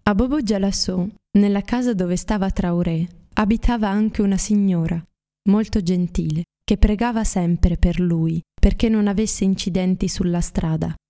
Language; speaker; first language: Italian; native; Italian